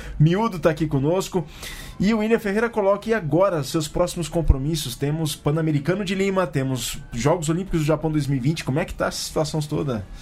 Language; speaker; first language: Portuguese; native; Portuguese